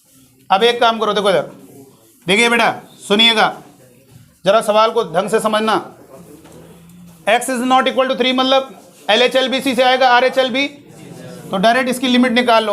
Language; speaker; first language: Hindi; native; Hindi